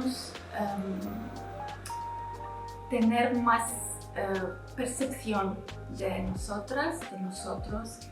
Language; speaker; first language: Spanish; non-native, fluent; Italian